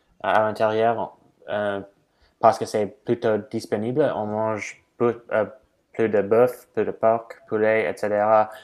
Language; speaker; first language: French; non-native, learner; English